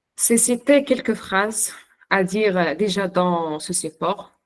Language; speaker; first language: French; non-native, local second language; Arabic